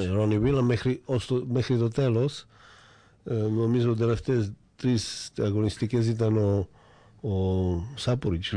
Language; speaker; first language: Greek; non-native, fluent; Slovak